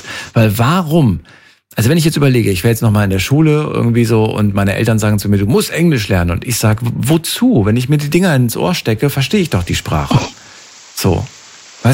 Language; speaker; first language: German; native; German